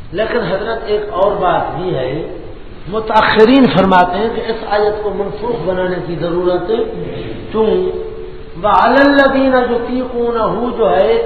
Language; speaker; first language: Urdu; non-native, local second language; Punjabi